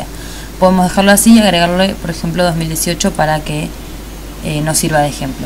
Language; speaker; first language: Spanish; native; Spanish